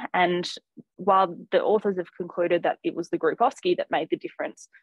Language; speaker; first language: English; native; English